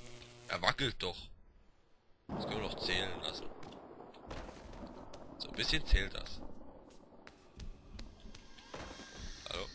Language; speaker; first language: German; native; German